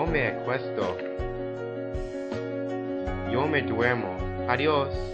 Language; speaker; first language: Spanish; non-native, learner; English